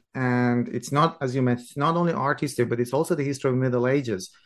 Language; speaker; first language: English; non-native, fluent; Persian